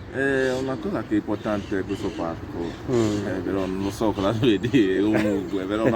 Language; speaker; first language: Italian; non-native, learner; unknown